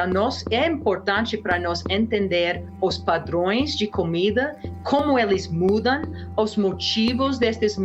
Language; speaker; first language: Portuguese; non-native, fluent; English